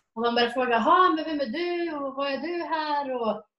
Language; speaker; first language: Swedish; native; Swedish